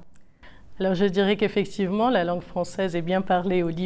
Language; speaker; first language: French; non-native, local second language; Arabic